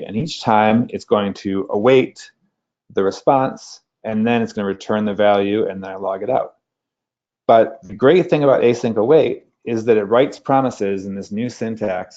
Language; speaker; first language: English; native; English